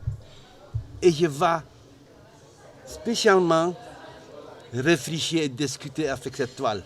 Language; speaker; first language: French; non-native, learner; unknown